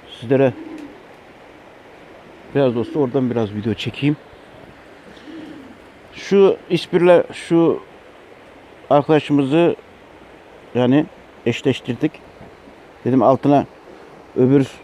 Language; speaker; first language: Turkish; native; Turkish